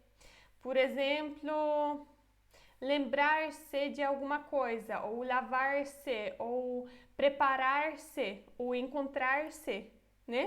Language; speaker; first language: Portuguese; non-native, fluent; Polish